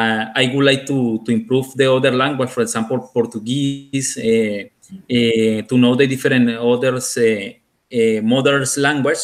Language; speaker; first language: English; non-native, learner; Spanish